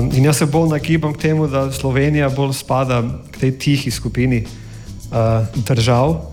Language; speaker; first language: Slovenian; non-native, fluent; English